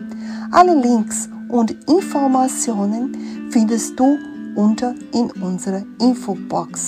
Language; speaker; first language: German; non-native, fluent; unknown